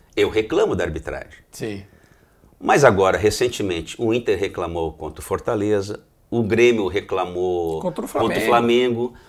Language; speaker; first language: Portuguese; native; Portuguese